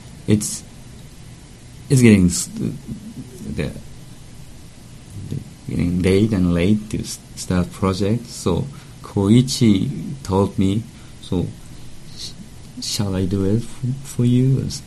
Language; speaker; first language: English; non-native, learner; Japanese